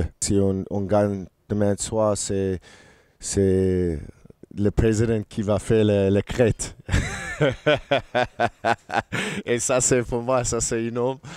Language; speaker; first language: French; non-native, fluent; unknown